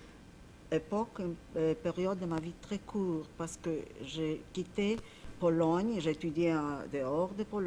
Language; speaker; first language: French; non-native, fluent; Polish